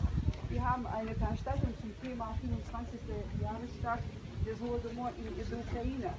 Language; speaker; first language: German; non-native, learner; Ukrainian